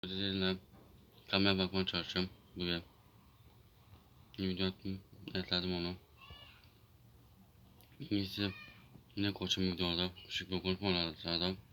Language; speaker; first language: Turkish; early bilingual, heritage; Turkish